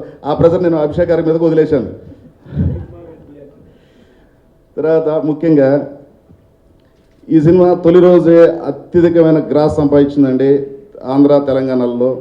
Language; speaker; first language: Telugu; native; Telugu